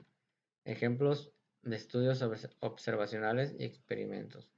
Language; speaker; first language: Spanish; native; Spanish